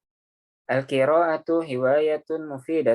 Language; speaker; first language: Arabic; non-native, fluent; Indonesian